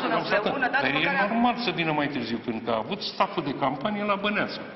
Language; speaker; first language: Romanian; native; Romanian